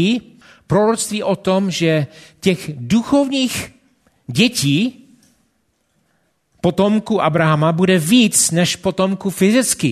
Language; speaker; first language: Czech; non-native, fluent; English